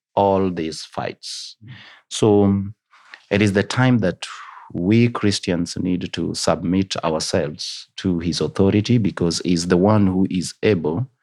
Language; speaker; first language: English; non-native, local second language; Luo (Kenya and Tanzania)